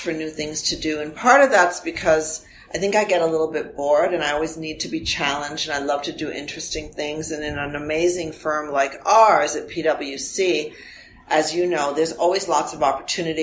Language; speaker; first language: English; early bilingual, other home language; Armenian